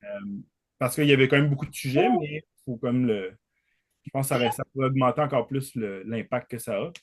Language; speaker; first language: French; native; French